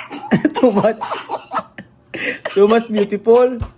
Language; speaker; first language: English; non-native, local second language; Filipino